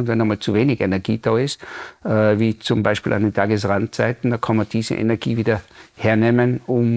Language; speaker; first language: German; native; German